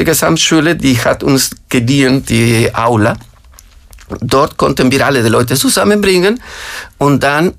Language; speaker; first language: German; non-native, fluent; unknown